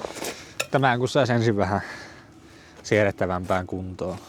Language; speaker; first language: Finnish; native; Finnish